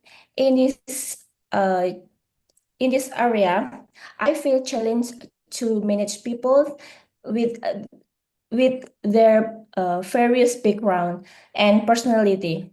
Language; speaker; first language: English; non-native, learner; Indonesian